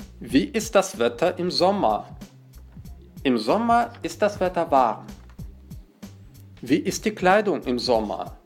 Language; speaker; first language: German; non-native, fluent; Russian